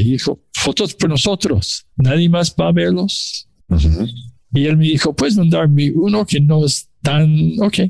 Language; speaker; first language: Spanish; non-native, learner; English